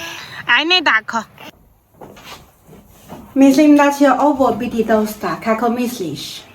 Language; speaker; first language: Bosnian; non-native, learner; Chinese